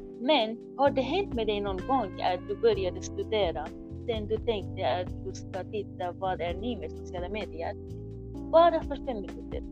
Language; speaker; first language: Swedish; non-native, learner; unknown